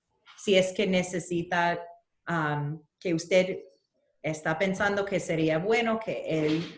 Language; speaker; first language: Spanish; early bilingual, heritage; Spanish